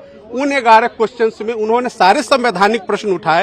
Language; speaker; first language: Hindi; native; Hindi